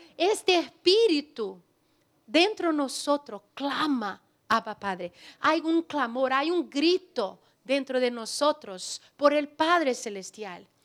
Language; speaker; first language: Spanish; non-native, fluent; Portuguese